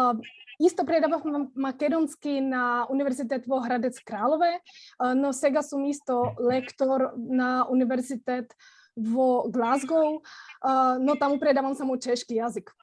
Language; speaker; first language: Macedonian; non-native, fluent; Czech